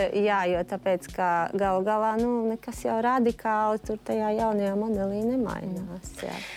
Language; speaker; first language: Latvian; native; Latvian